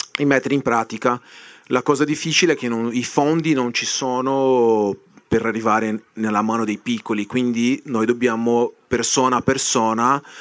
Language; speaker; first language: Italian; non-native, fluent; Portuguese